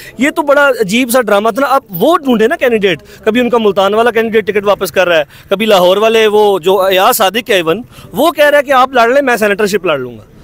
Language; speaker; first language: Urdu; non-native, local second language; Punjabi